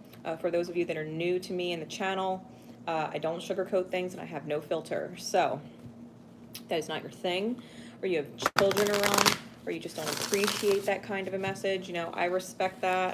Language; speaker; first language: English; native; English